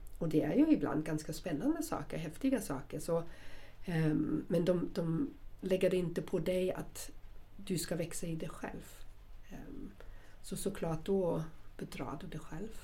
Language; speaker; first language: Swedish; non-native, fluent; German